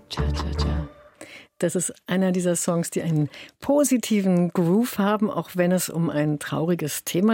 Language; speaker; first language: German; native; German